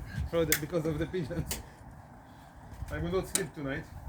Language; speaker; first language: English; non-native, learner; Polish